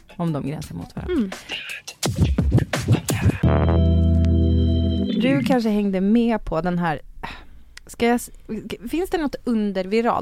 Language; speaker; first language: Swedish; native; Swedish